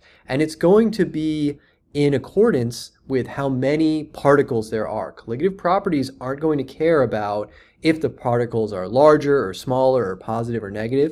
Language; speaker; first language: English; native; English